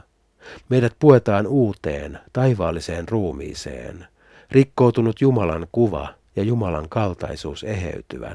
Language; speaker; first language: Finnish; native; Finnish